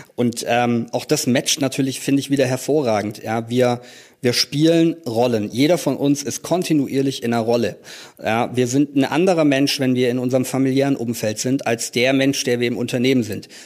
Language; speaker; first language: German; native; German